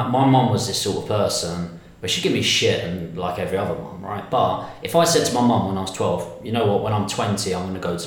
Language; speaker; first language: English; native; English